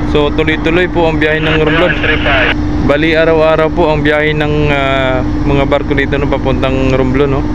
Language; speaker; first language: Filipino; non-native, local second language; Cebuano